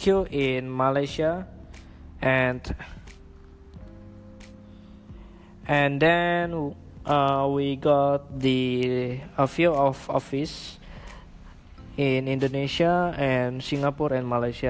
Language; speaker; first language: English; non-native, learner; Indonesian